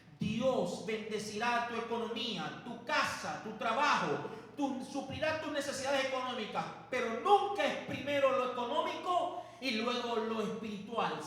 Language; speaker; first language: Spanish; native; Spanish